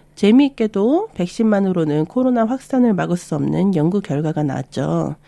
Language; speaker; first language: Korean; early bilingual, other home language; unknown